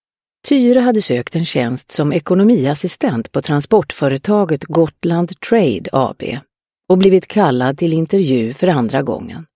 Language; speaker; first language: Swedish; native; Swedish